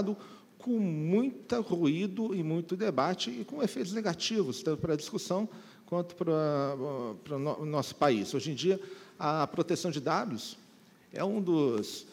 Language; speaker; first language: Portuguese; native; Portuguese